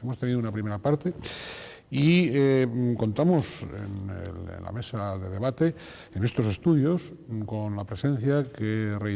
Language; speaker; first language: Spanish; native; Spanish